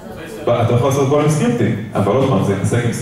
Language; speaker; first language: Hebrew; native; Hebrew